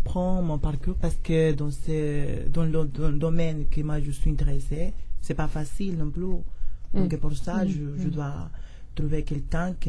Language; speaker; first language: French; non-native, learner; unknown